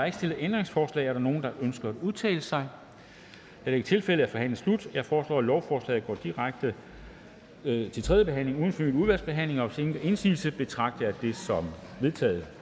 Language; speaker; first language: Danish; native; Danish